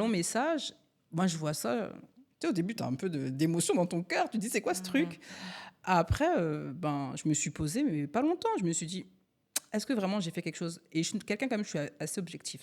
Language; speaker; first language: French; native; French